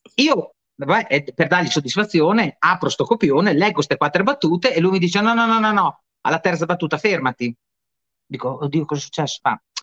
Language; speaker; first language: Italian; native; Italian